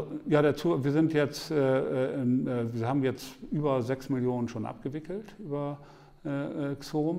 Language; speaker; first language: German; native; German